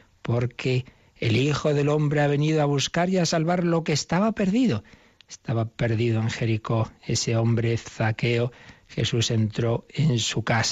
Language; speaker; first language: Spanish; native; Spanish